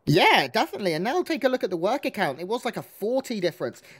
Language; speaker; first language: English; native; English